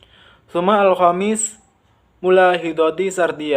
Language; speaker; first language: Arabic; non-native, learner; Indonesian